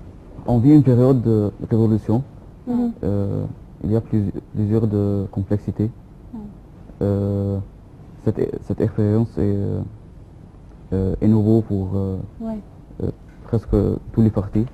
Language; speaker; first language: French; non-native, fluent; Arabic